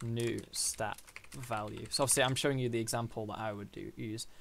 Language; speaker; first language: English; native; English